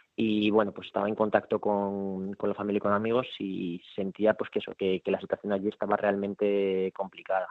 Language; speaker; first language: Spanish; native; Spanish